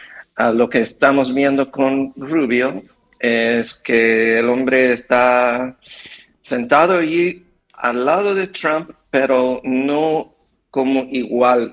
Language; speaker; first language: Spanish; non-native, fluent; English